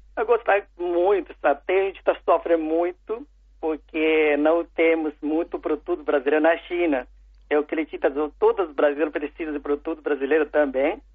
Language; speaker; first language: Portuguese; non-native, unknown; Chinese